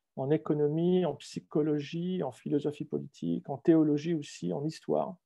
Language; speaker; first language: French; native; French